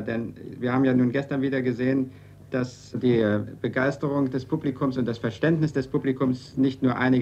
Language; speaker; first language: German; native; German